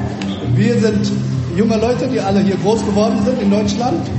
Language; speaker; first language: German; early bilingual, other home language; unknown